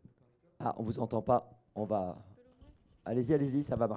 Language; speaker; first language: French; native; French